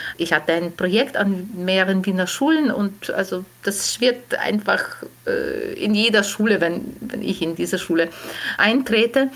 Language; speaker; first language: German; non-native, fluent; Ukrainian